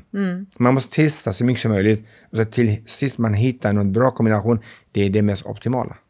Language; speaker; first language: Swedish; non-native, fluent; Arabic